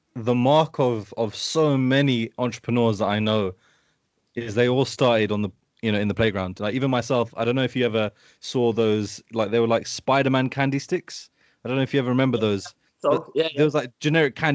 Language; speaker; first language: English; native; English